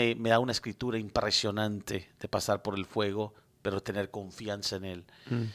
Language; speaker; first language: Spanish; early bilingual, heritage; Spanish